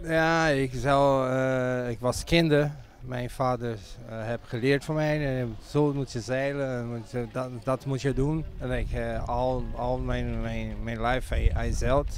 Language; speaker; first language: Dutch; early bilingual, heritage; Portuguese